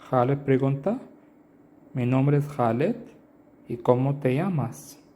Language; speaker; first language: Spanish; non-native, learner; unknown